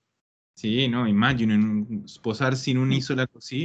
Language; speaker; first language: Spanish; non-native, fluent; Italian